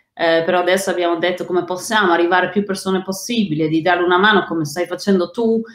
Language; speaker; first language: Italian; non-native, fluent; Dutch